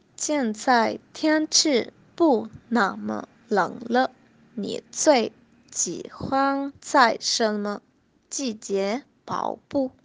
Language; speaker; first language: Chinese; non-native, learner; Spanish